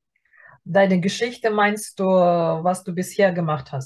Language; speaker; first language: German; non-native, fluent; Russian